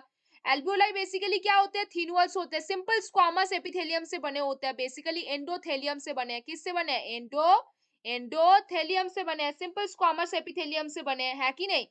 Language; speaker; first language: Hindi; native; Hindi